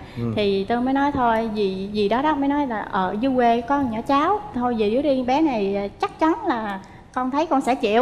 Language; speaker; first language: Vietnamese; native; Vietnamese